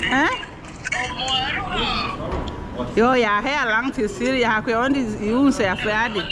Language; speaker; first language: Danish; non-native, learner; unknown